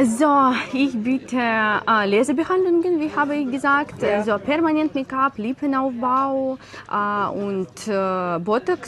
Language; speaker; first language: German; non-native, learner; Ukrainian